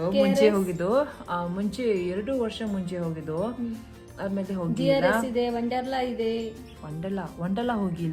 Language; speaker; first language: Kannada; non-native, local second language; Tibetan